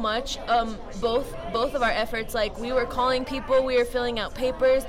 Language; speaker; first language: English; native; English